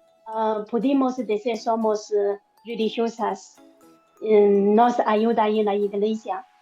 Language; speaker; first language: Spanish; non-native, learner; Chinese